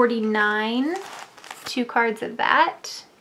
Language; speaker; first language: English; native; English